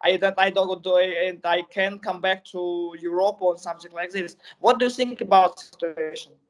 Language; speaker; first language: English; non-native, learner; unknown